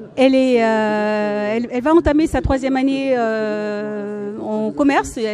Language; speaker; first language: French; native; French